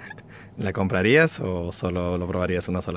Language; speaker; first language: Spanish; native; Spanish